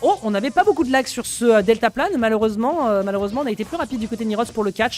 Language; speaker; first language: French; native; French